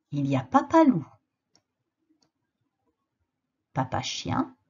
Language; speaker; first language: French; native; French